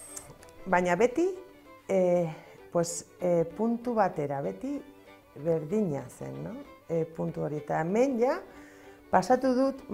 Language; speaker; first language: Basque; non-native, local second language; Spanish